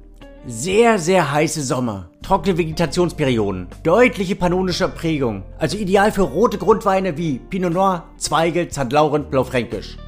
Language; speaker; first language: German; native; German